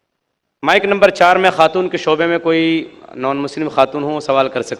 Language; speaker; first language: Hindi; native; Hindi